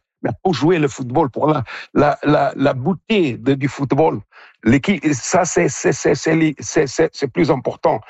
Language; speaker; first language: French; non-native, fluent; Portuguese